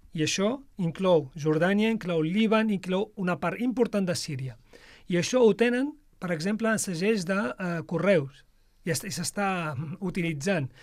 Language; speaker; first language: Catalan; non-native, fluent; Arabic